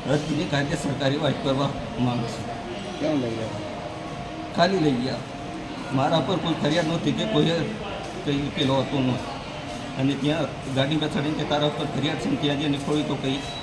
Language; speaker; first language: Gujarati; non-native, local second language; Bhili